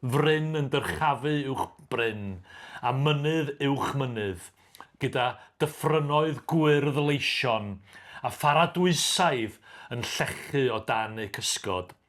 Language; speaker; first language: Welsh; native; Welsh